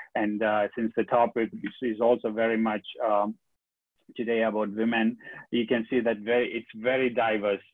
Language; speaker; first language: English; non-native, local second language; Tamil